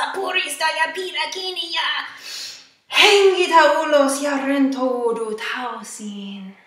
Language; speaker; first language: Finnish; non-native, fluent; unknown